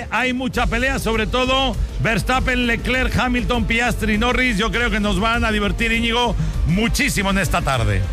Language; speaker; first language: Spanish; native; Spanish